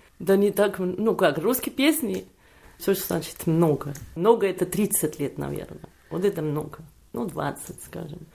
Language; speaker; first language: Russian; non-native, fluent; Catalan